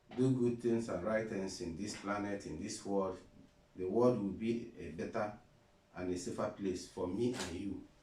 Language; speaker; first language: Nigerian Pidgin; non-native, local second language; Igbo